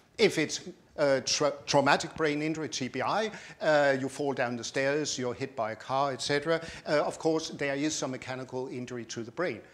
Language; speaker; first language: English; non-native, fluent; Danish